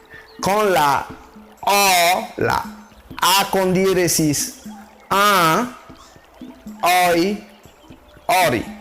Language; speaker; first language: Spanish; non-native, local second language; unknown